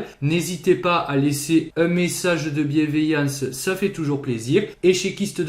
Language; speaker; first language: French; native; French